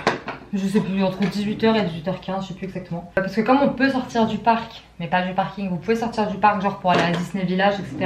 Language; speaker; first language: French; native; French